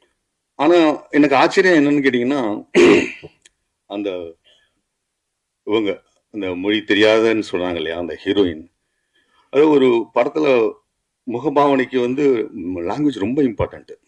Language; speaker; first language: Tamil; native; Tamil